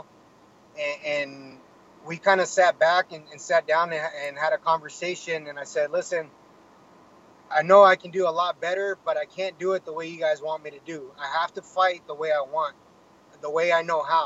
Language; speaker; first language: English; native; English